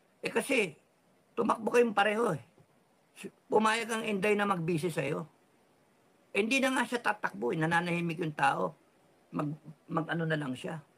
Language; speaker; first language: Filipino; non-native, local second language; Cebuano